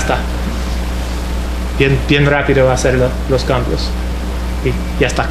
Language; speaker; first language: Spanish; non-native, fluent; English